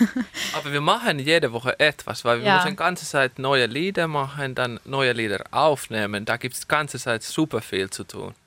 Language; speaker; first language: German; non-native, fluent; Finnish